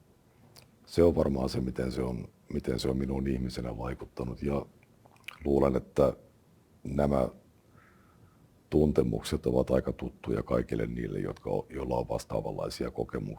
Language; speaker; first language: Finnish; native; Finnish